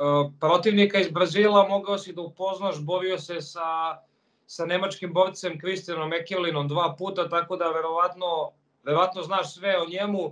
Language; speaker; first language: Serbian; native; Serbian